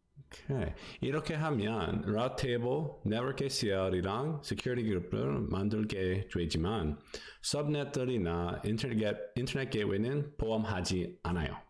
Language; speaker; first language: Korean; non-native, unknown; English